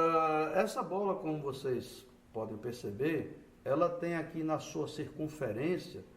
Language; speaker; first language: Portuguese; native; Portuguese